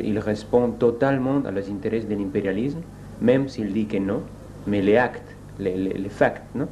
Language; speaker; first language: French; non-native, fluent; Spanish